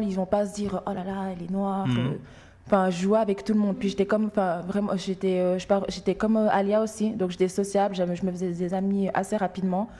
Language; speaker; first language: French; early bilingual, other home language; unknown